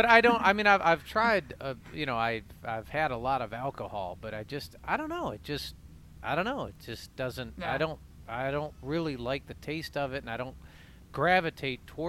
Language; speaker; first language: English; native; English